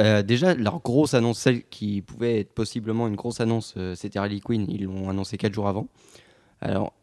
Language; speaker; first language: French; native; French